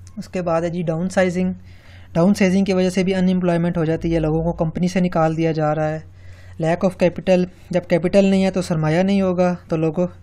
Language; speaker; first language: Urdu; non-native, local second language; Punjabi